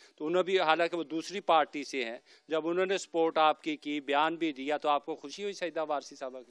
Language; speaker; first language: Urdu; native; Urdu